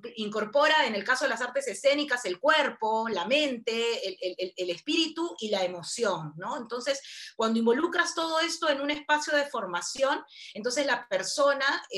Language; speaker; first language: Spanish; native; Spanish